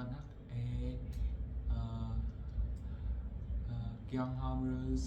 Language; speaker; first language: Korean; non-native, learner; Vietnamese